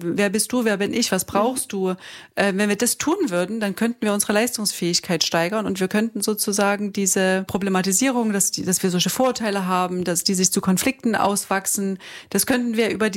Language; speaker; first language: German; native; German